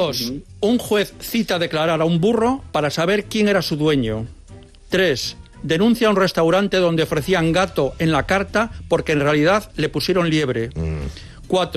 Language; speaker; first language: Spanish; native; Spanish